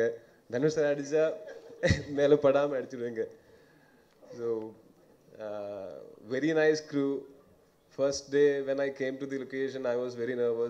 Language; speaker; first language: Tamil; non-native, learner; Malayalam